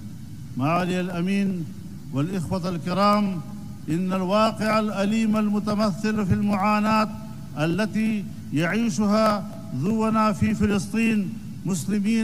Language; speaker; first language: Arabic; non-native, fluent; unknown